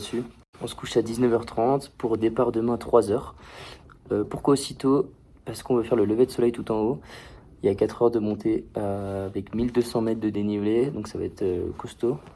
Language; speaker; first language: French; native; French